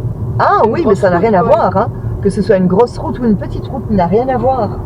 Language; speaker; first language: French; native; French